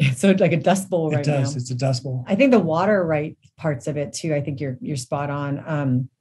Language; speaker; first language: English; native; English